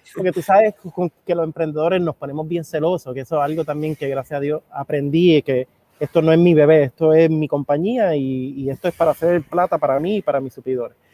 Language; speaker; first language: Spanish; native; Spanish